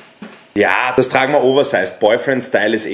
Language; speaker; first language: German; native; German